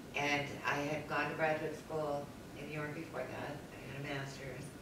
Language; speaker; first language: English; native; English